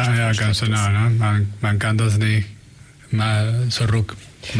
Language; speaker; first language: German; non-native, learner; Spanish